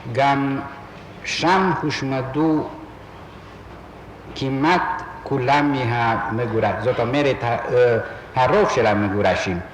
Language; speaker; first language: Hebrew; non-native, fluent; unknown